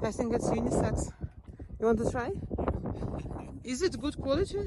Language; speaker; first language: English; non-native, learner; Russian